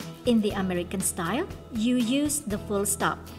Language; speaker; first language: English; non-native, fluent; Indonesian